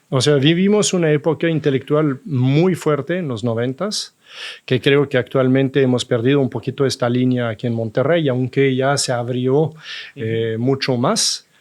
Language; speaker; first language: Spanish; non-native, fluent; French